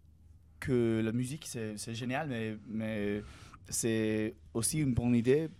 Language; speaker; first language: French; non-native, learner; English